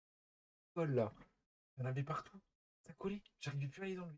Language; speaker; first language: French; native; French